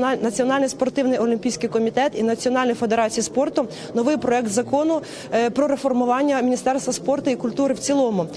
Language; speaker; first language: Ukrainian; native; Ukrainian